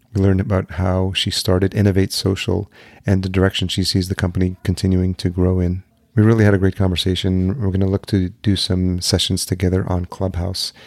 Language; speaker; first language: English; early bilingual, other home language; Spanish